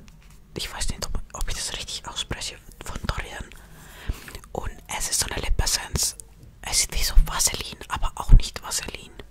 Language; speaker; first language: German; non-native, fluent; Estonian